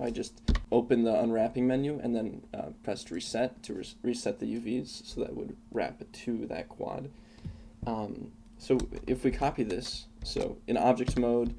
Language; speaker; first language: English; native; English